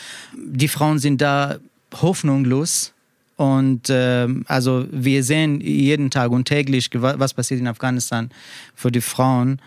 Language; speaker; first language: German; non-native, learner; Persian